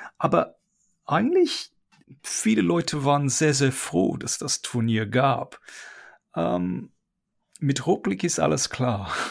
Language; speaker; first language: German; non-native, fluent; English